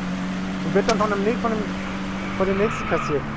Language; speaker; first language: German; native; German